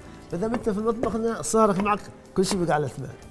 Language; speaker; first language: Arabic; native; Arabic